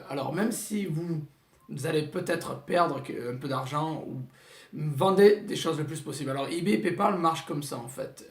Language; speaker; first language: French; native; French